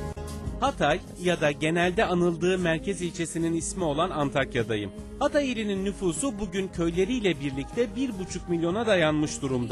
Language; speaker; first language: Turkish; native; Turkish